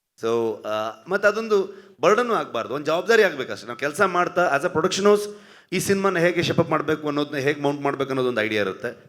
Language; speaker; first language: Kannada; native; Kannada